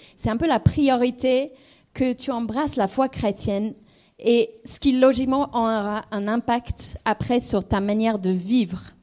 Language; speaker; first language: French; non-native, fluent; English